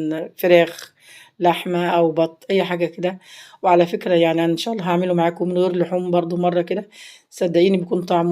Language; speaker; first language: Arabic; native; Arabic